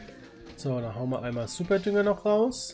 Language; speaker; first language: German; native; German